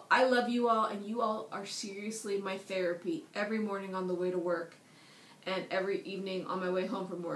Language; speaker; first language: English; native; English